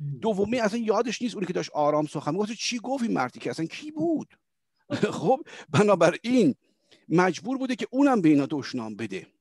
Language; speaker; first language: Persian; early bilingual, heritage; Persian